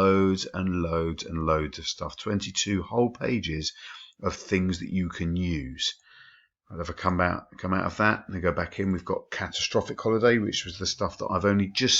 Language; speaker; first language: English; native; English